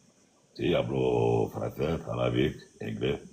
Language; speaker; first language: Spanish; non-native, learner; Arabic